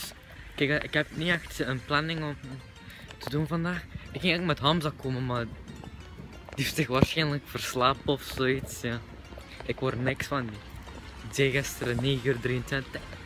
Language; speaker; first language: Dutch; early bilingual, heritage; Turkish